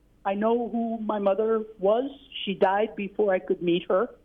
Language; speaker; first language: English; native; English